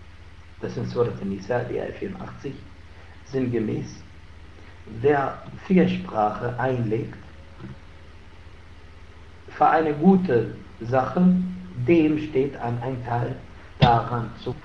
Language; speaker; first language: German; non-native, fluent; Arabic